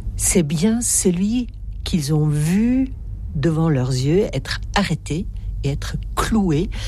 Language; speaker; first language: French; native; French